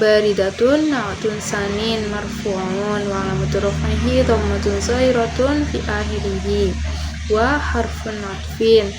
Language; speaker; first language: Arabic; non-native, learner; Indonesian